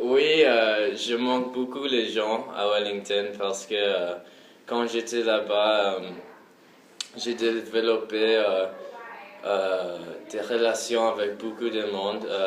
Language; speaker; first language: French; early bilingual, heritage; French